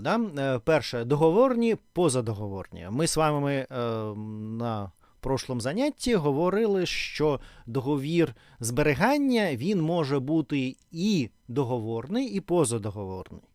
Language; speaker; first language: Ukrainian; non-native, learner; Russian